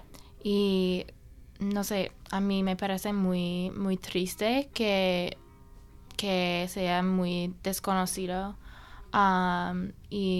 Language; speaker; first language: Spanish; non-native, learner; English